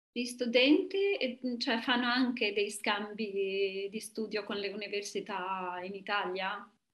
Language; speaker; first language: Italian; non-native, fluent; Albanian